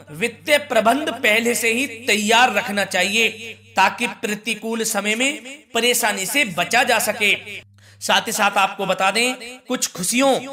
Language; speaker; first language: Hindi; native; Hindi